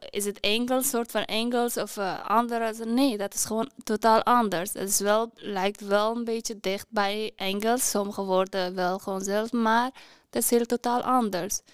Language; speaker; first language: Dutch; non-native, learner; Persian